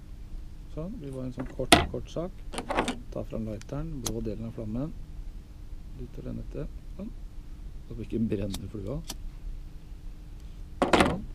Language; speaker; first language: Norwegian; native; Norwegian